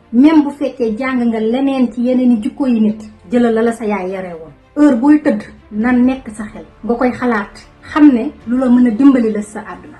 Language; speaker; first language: Wolof; native; Wolof